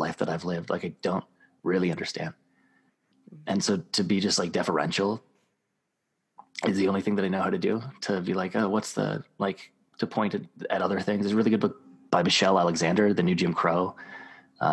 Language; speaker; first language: English; native; English